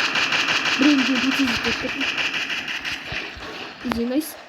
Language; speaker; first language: Turkish; non-native, learner; Kazakh